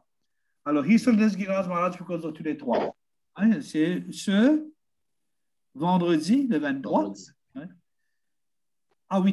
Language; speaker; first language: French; non-native, learner; Morisyen